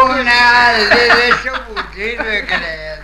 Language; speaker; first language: Swedish; native; Swedish